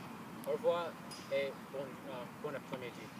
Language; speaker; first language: French; non-native, learner; English